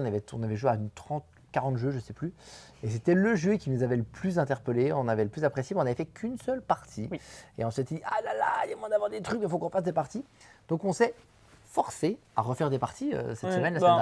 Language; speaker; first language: French; native; French